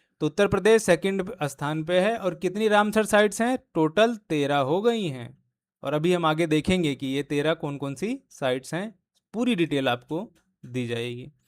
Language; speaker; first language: Hindi; native; Hindi